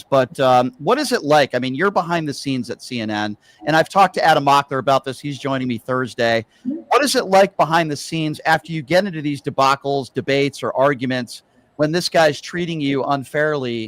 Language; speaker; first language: English; native; English